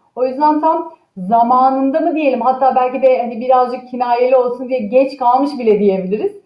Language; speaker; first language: Turkish; native; Turkish